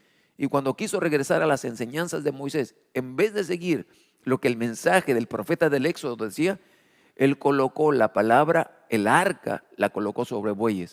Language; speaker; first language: Spanish; native; Spanish